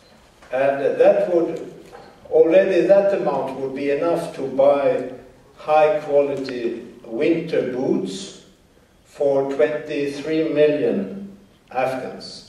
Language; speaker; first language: English; non-native, fluent; Swedish